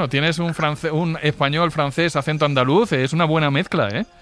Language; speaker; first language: Spanish; native; Spanish